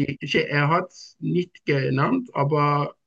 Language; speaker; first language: German; non-native, learner; Turkish